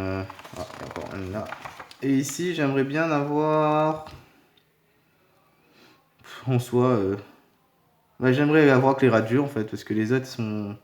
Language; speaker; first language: French; native; French